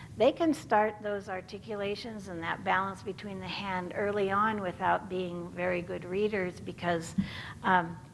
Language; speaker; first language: English; native; English